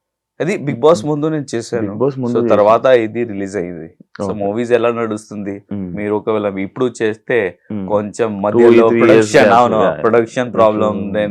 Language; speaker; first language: Telugu; non-native, learner; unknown